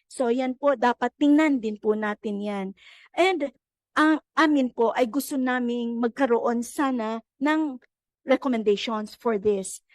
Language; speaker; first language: Filipino; native; Filipino